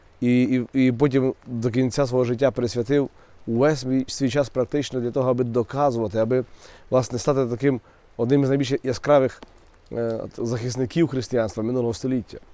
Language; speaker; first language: Ukrainian; native; Ukrainian